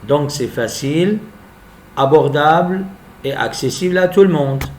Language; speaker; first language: French; non-native, local second language; Arabic